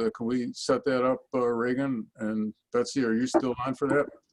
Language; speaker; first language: English; native; English